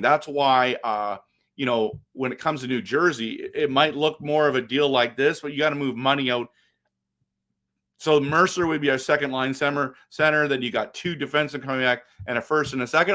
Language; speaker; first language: English; native; English